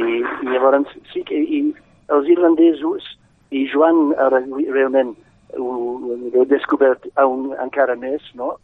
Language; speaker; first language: Catalan; non-native, fluent; English